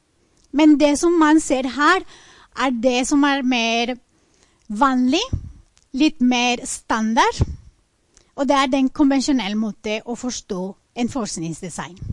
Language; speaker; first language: Norwegian; non-native, fluent; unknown